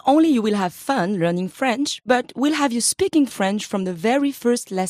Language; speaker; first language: English; non-native, fluent; French